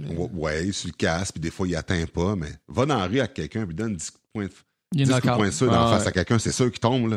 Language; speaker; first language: French; native; French